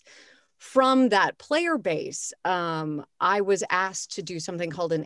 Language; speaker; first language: English; native; English